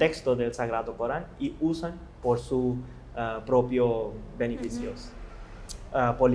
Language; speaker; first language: Spanish; non-native, learner; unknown